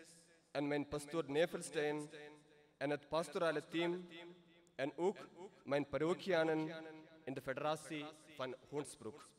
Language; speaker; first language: Dutch; non-native, fluent; Malayalam